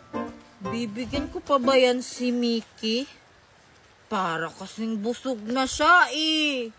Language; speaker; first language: Filipino; native; Filipino